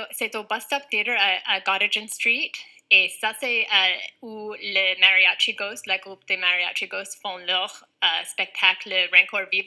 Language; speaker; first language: French; non-native, fluent; English